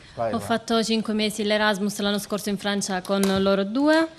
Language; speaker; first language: Italian; native; Italian